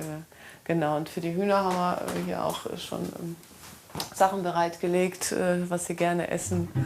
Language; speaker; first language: German; native; German